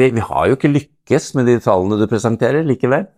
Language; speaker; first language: Norwegian; native; Norwegian